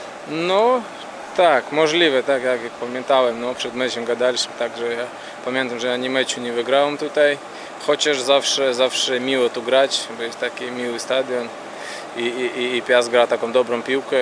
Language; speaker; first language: Polish; non-native, fluent; Latvian